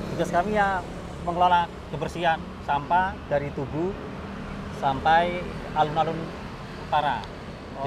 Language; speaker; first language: Indonesian; native; Indonesian